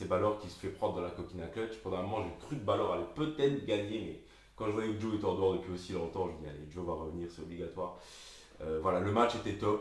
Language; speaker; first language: French; native; French